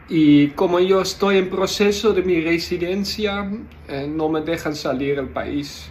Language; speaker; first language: Spanish; non-native, learner; Dutch